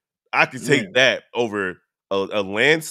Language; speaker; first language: English; native; English